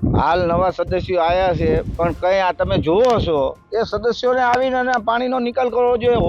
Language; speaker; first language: Gujarati; native; Gujarati